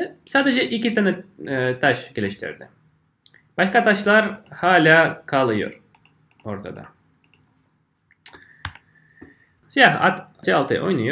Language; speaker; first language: Turkish; non-native, fluent; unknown